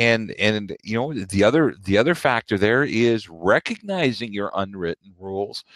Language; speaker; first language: English; native; English